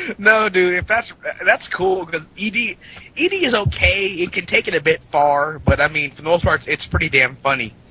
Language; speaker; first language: English; native; English